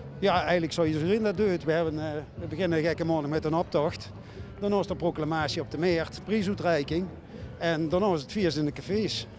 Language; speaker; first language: Dutch; native; Dutch